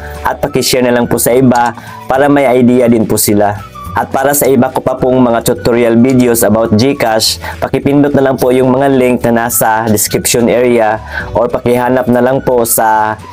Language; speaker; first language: Filipino; native; Filipino